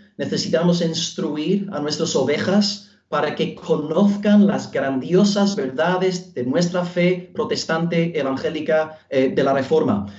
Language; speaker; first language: Spanish; non-native, fluent; English